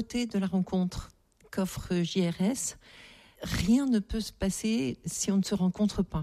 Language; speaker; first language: French; native; French